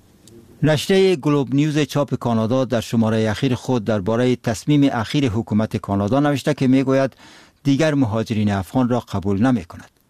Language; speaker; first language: Persian; native; Persian